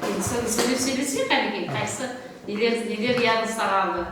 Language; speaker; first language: Kazakh; native; Kazakh